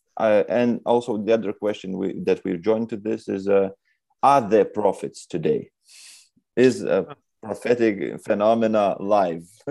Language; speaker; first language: English; non-native, fluent; Lithuanian